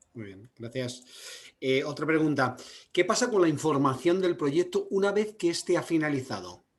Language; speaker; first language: Spanish; native; Spanish